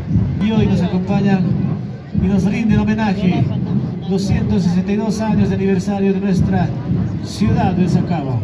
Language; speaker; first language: Spanish; native; Spanish